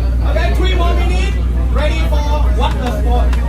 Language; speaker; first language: English; non-native, learner; Vietnamese